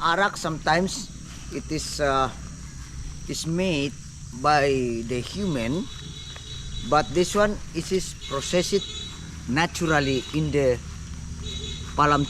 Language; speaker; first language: English; non-native, fluent; Indonesian